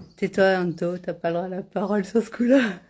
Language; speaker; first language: French; native; French